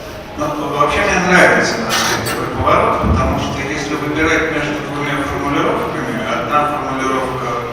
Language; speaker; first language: Russian; native; Russian